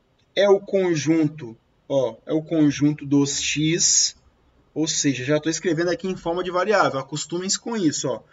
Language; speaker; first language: Portuguese; native; Portuguese